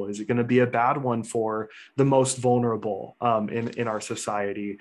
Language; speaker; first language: English; native; English